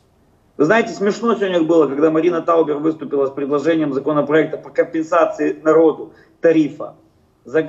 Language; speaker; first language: Russian; native; Russian